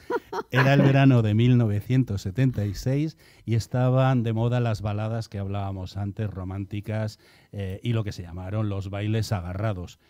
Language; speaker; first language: Spanish; native; Spanish